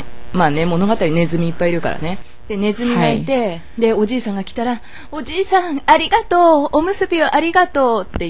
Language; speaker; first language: Japanese; native; Japanese